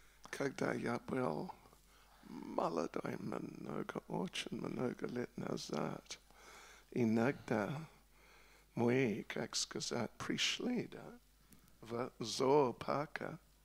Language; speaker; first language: Russian; non-native, learner; English